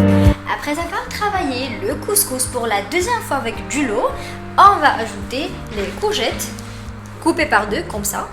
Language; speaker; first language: French; non-native, local second language; Arabic